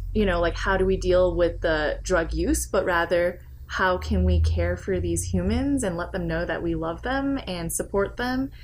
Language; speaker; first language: English; native; English